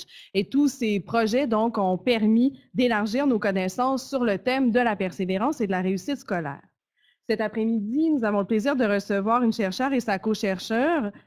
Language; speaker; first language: French; native; French